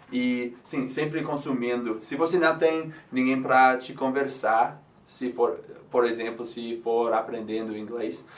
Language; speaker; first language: Portuguese; non-native, fluent; English